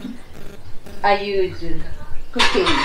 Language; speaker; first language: English; non-native, learner; Japanese